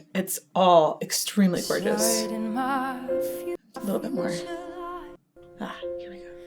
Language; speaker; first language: English; native; English